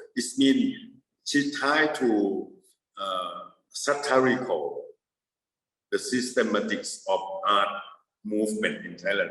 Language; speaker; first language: English; non-native, fluent; Thai